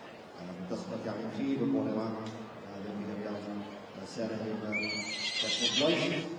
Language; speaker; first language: Welsh; native; Welsh